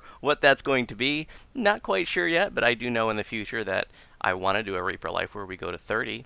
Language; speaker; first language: English; native; English